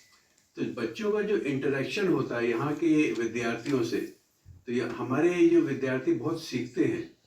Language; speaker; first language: Hindi; native; Hindi